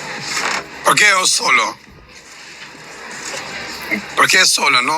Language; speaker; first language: Italian; non-native, learner; Albanian